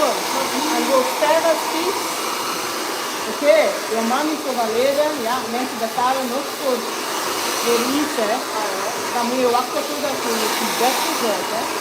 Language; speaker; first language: Dutch; non-native, learner; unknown